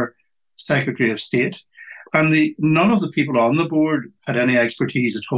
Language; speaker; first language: English; native; English